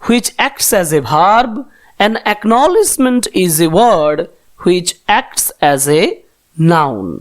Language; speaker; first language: English; non-native, local second language; Bangla